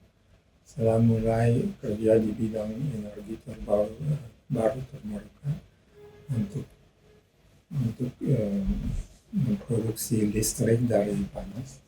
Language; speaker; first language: Indonesian; non-native, learner; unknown